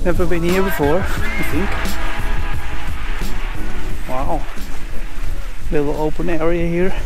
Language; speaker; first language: English; non-native, fluent; Dutch